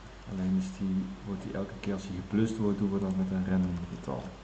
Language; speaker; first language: Dutch; native; Dutch